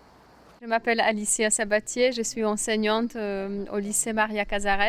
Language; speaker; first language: French; non-native, fluent; Polish